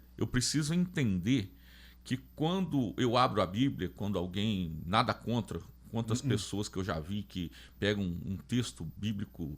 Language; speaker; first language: Portuguese; native; Portuguese